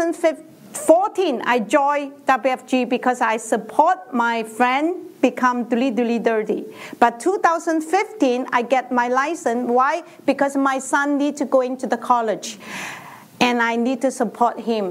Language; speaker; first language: English; non-native, learner; Chinese